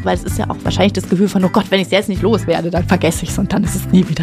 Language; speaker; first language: German; native; German